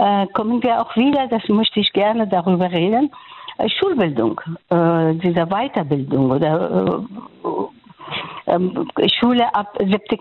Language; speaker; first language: German; non-native, fluent; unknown